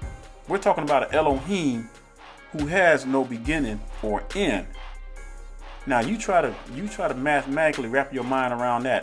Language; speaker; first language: English; native; English